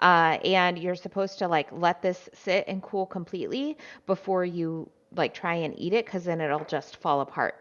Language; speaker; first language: English; native; English